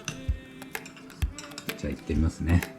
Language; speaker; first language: Japanese; native; Japanese